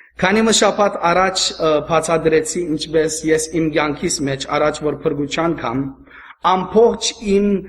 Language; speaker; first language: Armenian; early bilingual, heritage; Armenian